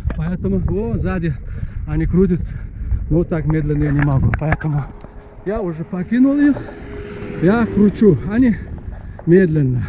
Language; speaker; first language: Russian; non-native, local second language; Uzbek